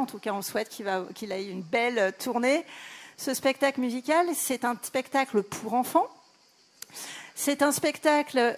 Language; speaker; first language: French; native; French